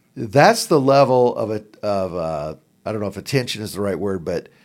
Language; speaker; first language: English; native; English